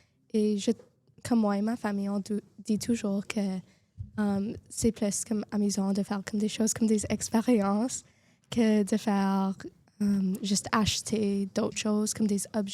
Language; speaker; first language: French; non-native, local second language; English